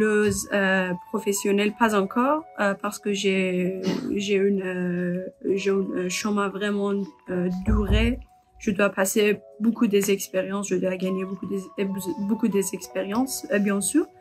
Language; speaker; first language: French; non-native, learner; Persian